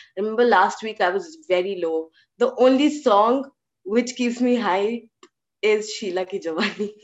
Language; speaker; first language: English; early bilingual, other home language; Hindi